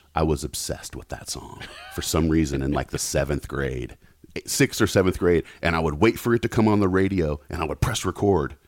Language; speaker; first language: English; native; English